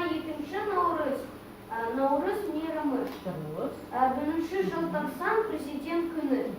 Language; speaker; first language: Kazakh; non-native, local second language; Russian